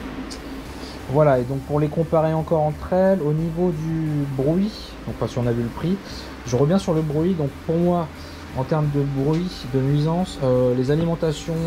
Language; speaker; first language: French; native; French